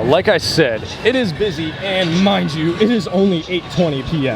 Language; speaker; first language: English; native; English